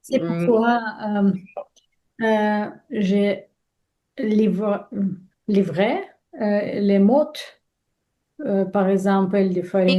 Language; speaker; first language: French; non-native, learner; Russian